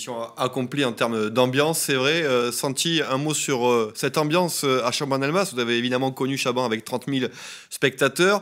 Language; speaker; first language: French; native; French